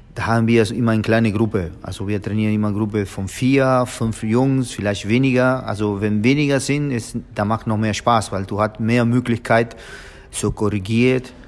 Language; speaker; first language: German; non-native, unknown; Spanish